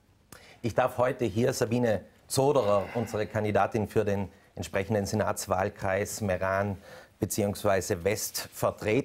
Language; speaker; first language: German; native; German